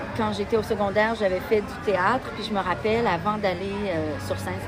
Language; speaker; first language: French; native; French